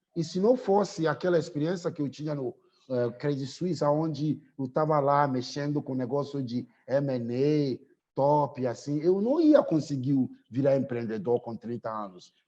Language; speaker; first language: Portuguese; non-native, fluent; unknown